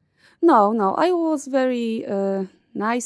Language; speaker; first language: English; non-native, learner; Polish